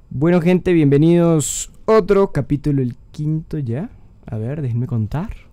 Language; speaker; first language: Spanish; native; Spanish